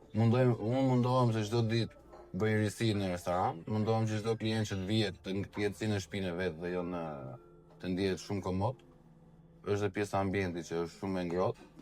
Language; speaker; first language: Albanian; native; Albanian